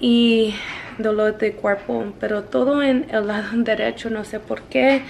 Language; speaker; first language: Spanish; early bilingual, heritage; Spanish